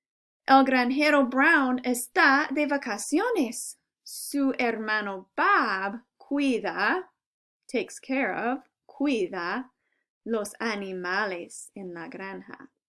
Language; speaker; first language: Spanish; non-native, fluent; English